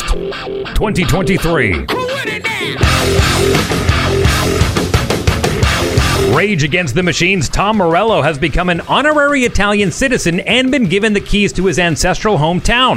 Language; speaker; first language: English; native; English